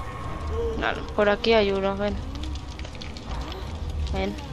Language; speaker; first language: Spanish; native; Spanish